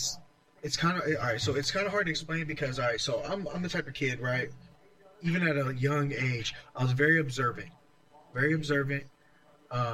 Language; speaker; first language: English; native; English